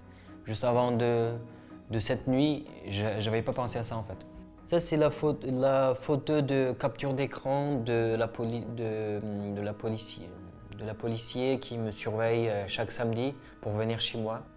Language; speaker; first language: French; non-native, fluent; Uyghur